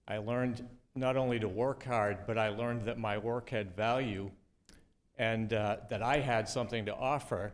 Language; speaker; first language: English; native; English